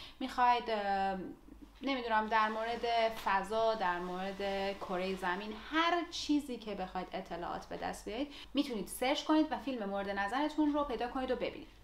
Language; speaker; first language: Persian; native; Persian